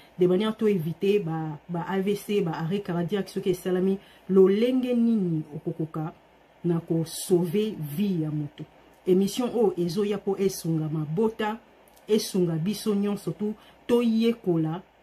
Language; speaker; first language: French; non-native, local second language; Lingala